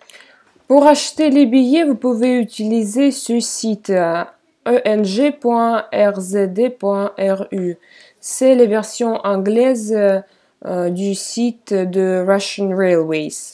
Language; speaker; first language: French; non-native, fluent; Russian